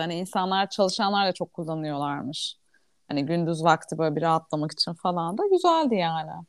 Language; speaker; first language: Turkish; native; Turkish